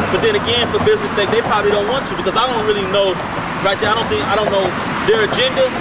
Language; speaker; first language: English; native; English